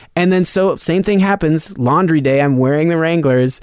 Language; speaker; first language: English; native; English